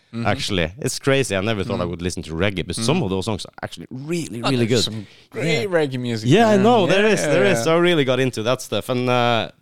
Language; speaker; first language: English; non-native, fluent; Norwegian